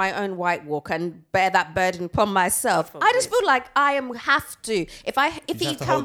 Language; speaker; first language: English; native; English